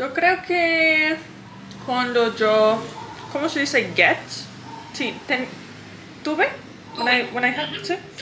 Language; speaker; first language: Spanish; non-native, learner; English